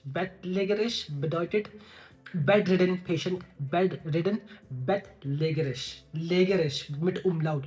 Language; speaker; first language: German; non-native, learner; Hindi